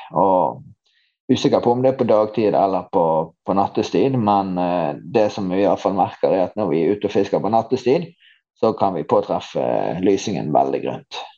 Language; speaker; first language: Norwegian; native; Norwegian